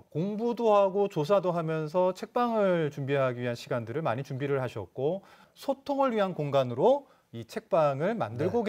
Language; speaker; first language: Korean; native; Korean